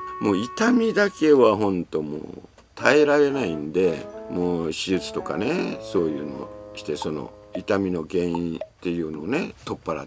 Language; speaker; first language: Japanese; native; Japanese